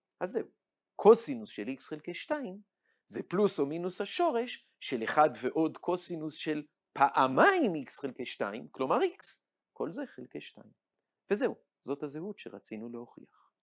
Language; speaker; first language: Hebrew; native; Hebrew